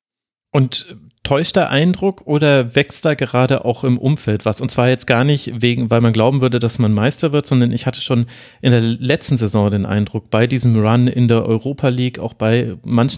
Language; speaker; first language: German; native; German